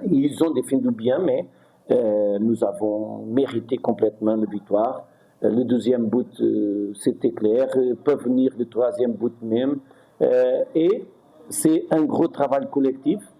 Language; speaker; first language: French; non-native, fluent; Portuguese